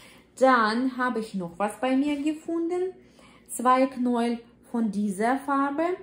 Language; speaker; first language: German; non-native, fluent; Russian